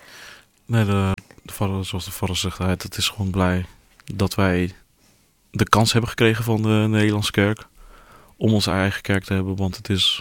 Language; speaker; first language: Dutch; early bilingual, other home language; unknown